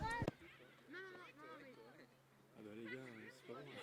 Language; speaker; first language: French; native; French